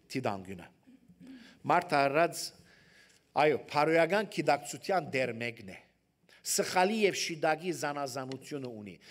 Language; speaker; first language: Armenian; early bilingual, heritage; Armenian